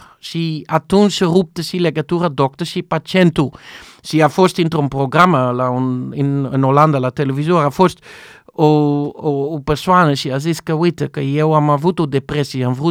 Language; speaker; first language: Romanian; non-native, learner; Dutch